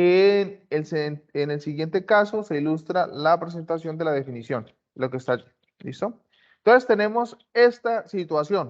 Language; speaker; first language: Spanish; native; Spanish